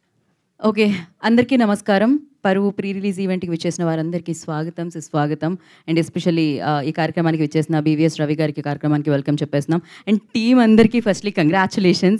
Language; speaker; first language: Telugu; native; Telugu